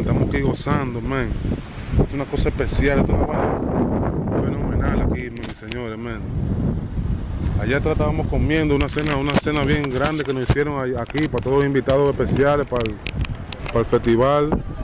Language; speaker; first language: Spanish; early bilingual, heritage; Spanish